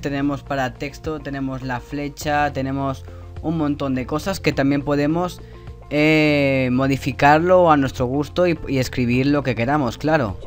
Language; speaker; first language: Spanish; native; Spanish